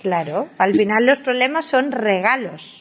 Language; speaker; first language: Spanish; native; Spanish